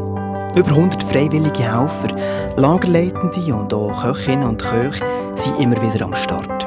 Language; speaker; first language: German; native; German